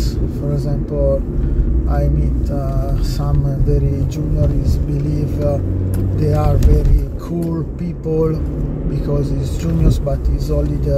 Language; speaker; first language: English; non-native, learner; Italian